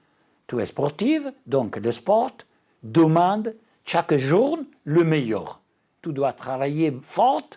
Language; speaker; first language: French; non-native, learner; Italian